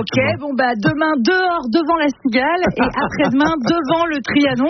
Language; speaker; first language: French; native; French